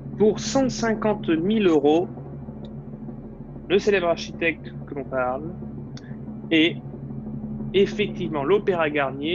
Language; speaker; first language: French; native; French